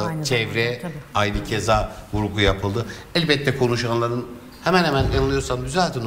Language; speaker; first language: Turkish; native; Turkish